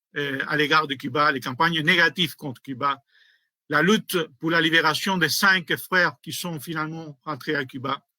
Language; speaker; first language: French; non-native, fluent; Spanish